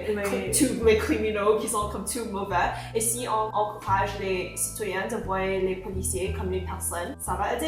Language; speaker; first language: French; non-native, local second language; English